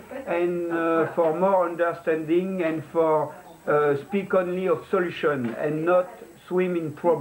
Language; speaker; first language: English; non-native, learner; French